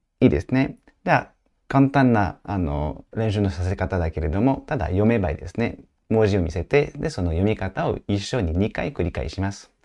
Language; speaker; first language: Japanese; non-native, fluent; French